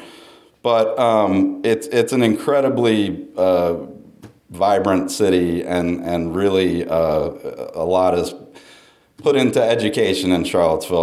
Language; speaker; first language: English; native; English